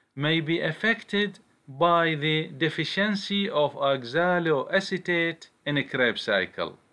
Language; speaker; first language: English; non-native, fluent; Arabic